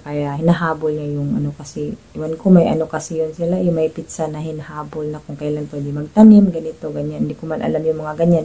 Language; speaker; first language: Filipino; native; Filipino